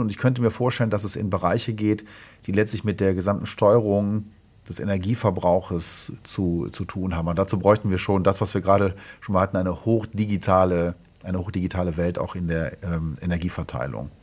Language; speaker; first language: German; native; German